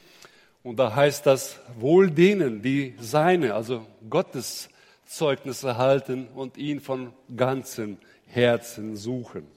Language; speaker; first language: German; native; German